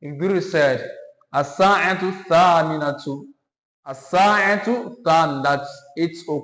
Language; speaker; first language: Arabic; non-native, fluent; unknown